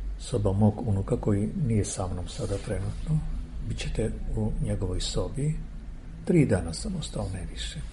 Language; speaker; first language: Serbian; non-native, fluent; Armenian